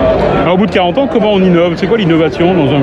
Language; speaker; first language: French; native; French